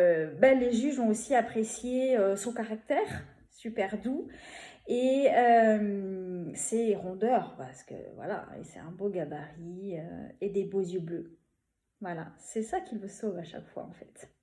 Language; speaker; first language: French; native; French